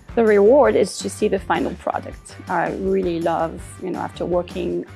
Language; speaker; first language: English; non-native, fluent; French